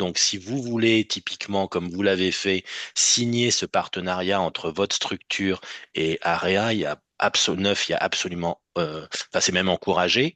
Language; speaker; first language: French; native; French